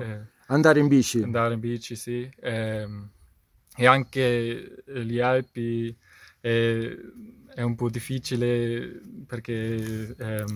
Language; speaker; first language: Italian; non-native, learner; German